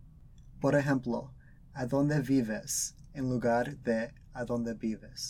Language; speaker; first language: Spanish; early bilingual, other home language; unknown